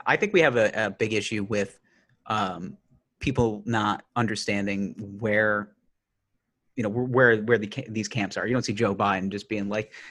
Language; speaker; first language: English; native; English